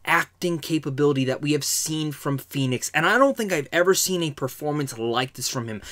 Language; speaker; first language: English; native; English